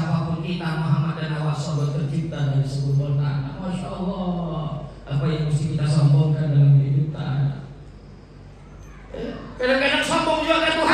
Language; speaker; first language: Indonesian; non-native, local second language; Minangkabau